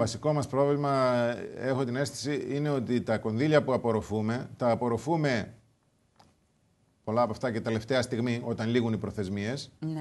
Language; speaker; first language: Greek; native; Greek